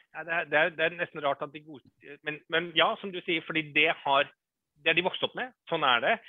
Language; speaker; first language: Norwegian; early bilingual, other home language; English